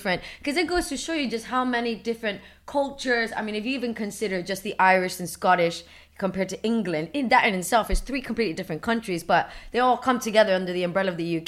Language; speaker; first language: English; early bilingual, other home language; Spanish